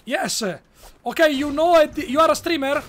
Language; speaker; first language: English; non-native, learner; Italian